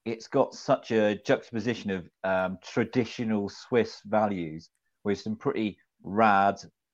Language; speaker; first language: English; native; English